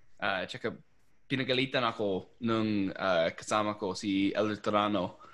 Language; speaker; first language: Filipino; non-native, fluent; English